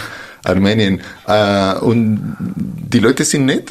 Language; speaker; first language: German; non-native, fluent; Spanish